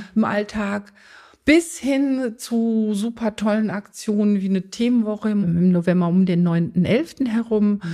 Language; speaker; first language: German; early bilingual, other home language; Turkish